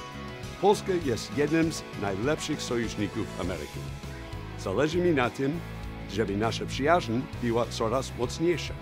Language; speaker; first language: Polish; non-native, fluent; English